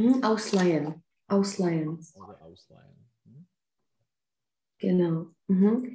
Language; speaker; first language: German; non-native, fluent; Czech